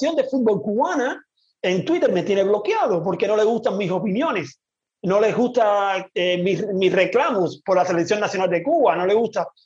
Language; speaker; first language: Spanish; native; Spanish